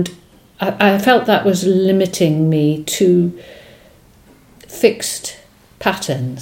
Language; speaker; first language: English; non-native, local second language; Welsh